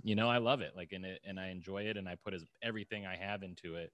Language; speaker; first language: English; native; English